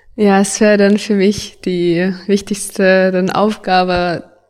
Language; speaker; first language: German; non-native, fluent; Ukrainian